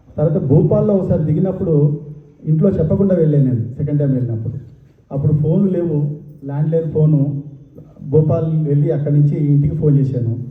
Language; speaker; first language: Telugu; native; Telugu